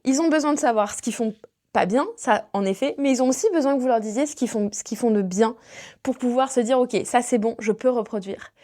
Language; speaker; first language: French; native; French